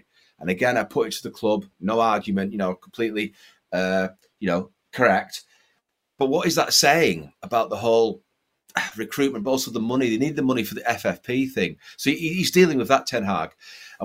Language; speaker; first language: English; native; English